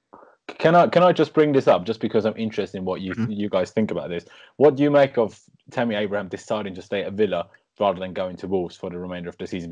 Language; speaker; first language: English; native; English